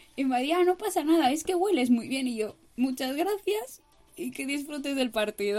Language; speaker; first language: Spanish; non-native, local second language; Catalan